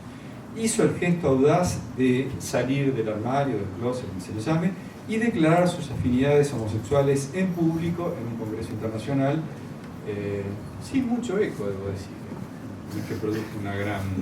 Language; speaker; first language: Spanish; native; Spanish